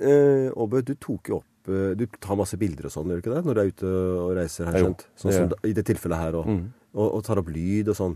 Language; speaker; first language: Norwegian; native; Norwegian